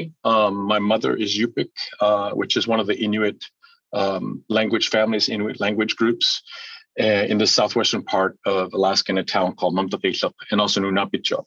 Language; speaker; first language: English; early bilingual, other home language; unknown